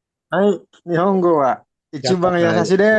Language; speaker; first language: Japanese; non-native, learner; Indonesian